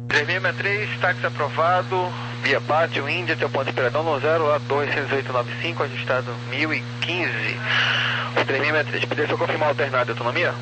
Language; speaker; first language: Portuguese; native; Portuguese